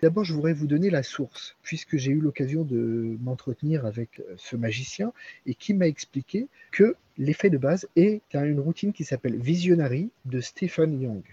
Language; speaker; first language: French; native; French